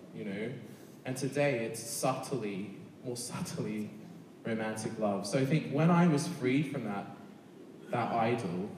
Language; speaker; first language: English; native; English